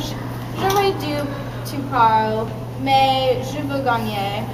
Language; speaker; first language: French; non-native, learner; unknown